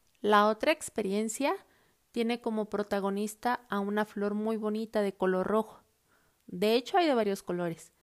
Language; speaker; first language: Spanish; native; Spanish